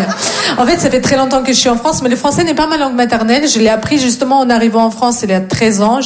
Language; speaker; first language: French; non-native, fluent; Russian